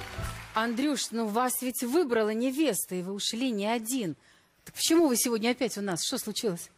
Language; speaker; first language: Russian; native; Russian